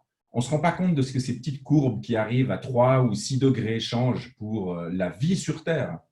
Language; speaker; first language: French; native; French